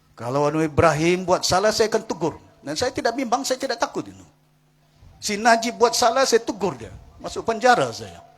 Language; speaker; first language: Malay; non-native, local second language; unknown